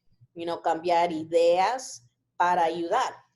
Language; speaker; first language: Spanish; early bilingual, heritage; Spanish